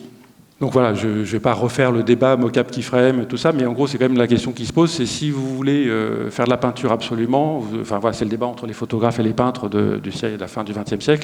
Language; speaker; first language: French; native; French